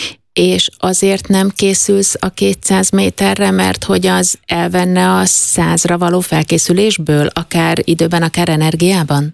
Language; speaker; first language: Hungarian; native; Hungarian